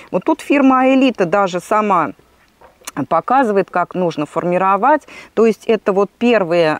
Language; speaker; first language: Russian; native; Russian